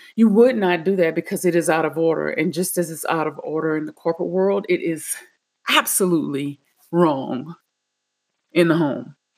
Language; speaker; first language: English; native; English